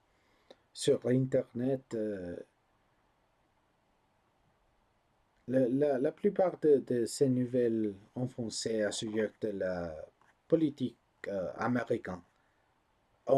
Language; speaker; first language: French; non-native, learner; English